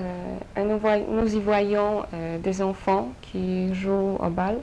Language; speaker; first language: French; non-native, fluent; Polish